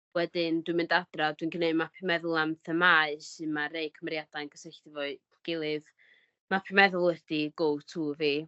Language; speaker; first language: Welsh; native; Welsh